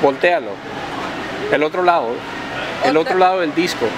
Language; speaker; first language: Spanish; early bilingual, heritage; Spanish